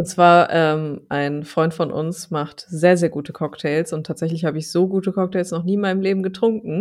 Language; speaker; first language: German; native; German